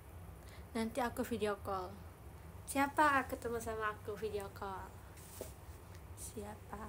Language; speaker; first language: Indonesian; non-native, learner; Japanese